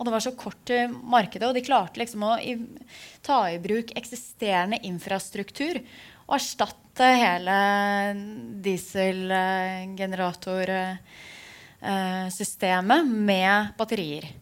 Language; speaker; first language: Norwegian; native; Norwegian